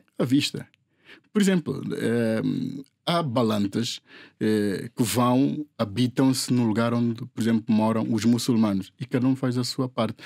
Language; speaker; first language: Portuguese; non-native, local second language; Upper Guinea Crioulo